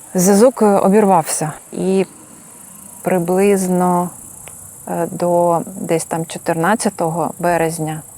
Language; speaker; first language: Ukrainian; non-native, local second language; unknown